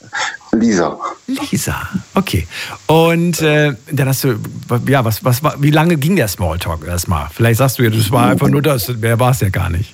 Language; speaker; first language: German; native; German